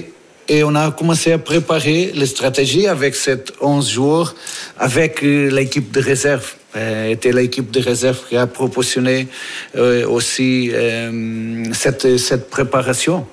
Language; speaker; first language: French; non-native, learner; Portuguese